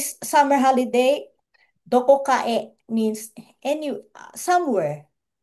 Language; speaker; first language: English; non-native, local second language; Filipino